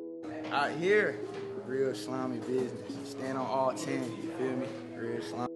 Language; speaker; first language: English; native; English